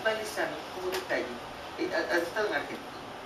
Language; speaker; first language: Spanish; native; Spanish